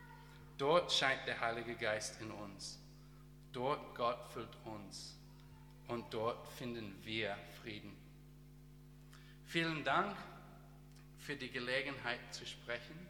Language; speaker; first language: German; non-native, learner; English